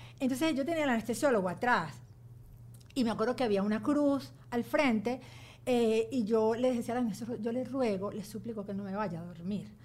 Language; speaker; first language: Spanish; native; Spanish